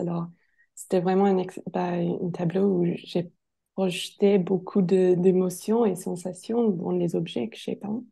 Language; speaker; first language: French; non-native, fluent; English